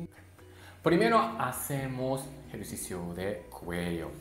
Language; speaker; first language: Spanish; non-native, learner; Japanese